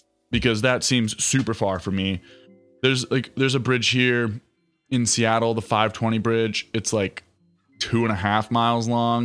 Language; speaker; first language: English; native; English